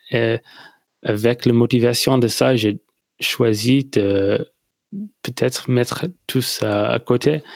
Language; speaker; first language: French; non-native, learner; English